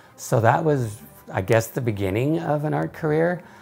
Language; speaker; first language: English; native; English